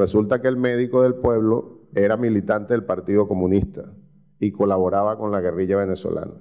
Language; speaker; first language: Spanish; native; Spanish